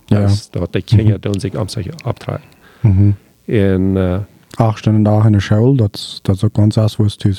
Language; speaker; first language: German; non-native, learner; Low German